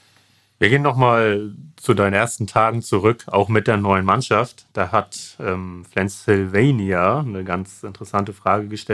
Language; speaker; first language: German; native; German